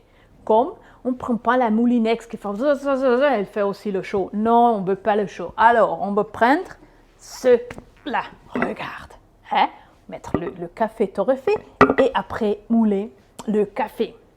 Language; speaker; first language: French; non-native, local second language; Swiss German